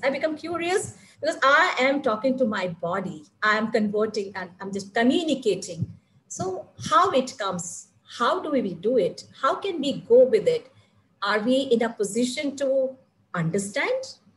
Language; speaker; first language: English; non-native, local second language; Malayalam